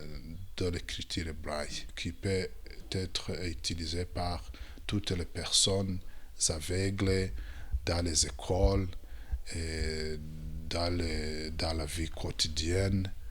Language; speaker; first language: French; non-native, local second language; Kinyarwanda